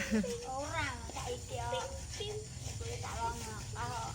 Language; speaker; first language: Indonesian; non-native, local second language; Javanese